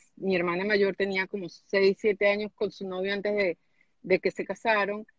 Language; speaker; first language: Spanish; native; Spanish